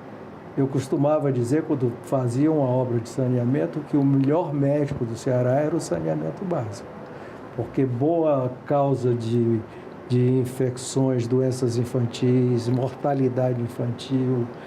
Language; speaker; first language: Portuguese; native; Portuguese